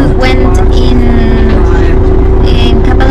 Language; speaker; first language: English; non-native, fluent; Spanish